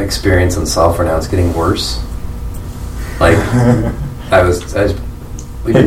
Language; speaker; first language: English; native; English